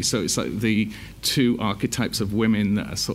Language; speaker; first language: English; native; English